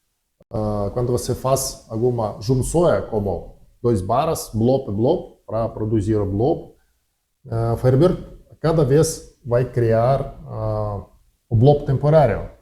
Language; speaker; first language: Portuguese; non-native, learner; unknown